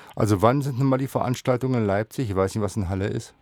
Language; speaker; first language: German; native; German